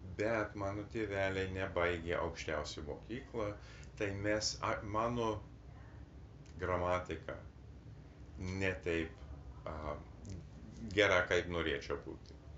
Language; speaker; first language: Lithuanian; early bilingual, heritage; English